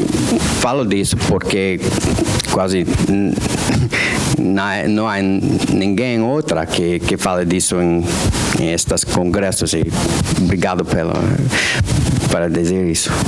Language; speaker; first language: Portuguese; non-native, fluent; English